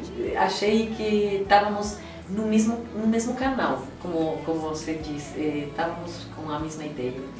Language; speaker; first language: Portuguese; non-native, fluent; Spanish